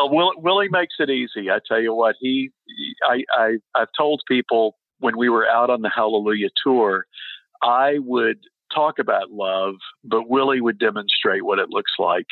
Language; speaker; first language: English; native; English